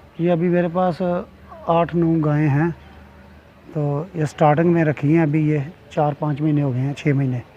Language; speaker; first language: Urdu; non-native, local second language; Punjabi